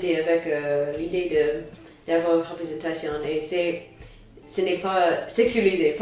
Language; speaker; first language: French; non-native, fluent; English